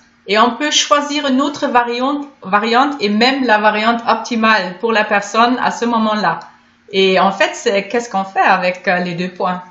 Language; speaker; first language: French; non-native, fluent; German